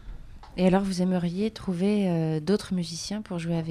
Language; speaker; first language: French; native; French